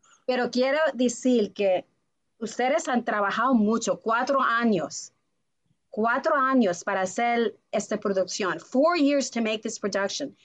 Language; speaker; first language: Spanish; non-native, learner; English